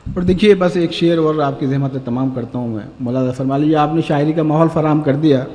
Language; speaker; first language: Urdu; native; Urdu